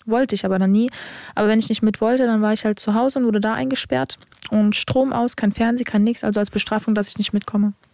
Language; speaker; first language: German; early bilingual, other home language; Serbian